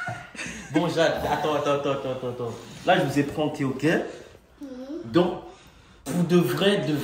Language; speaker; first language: French; native; French